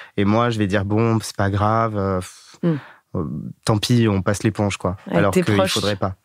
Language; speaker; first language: French; native; French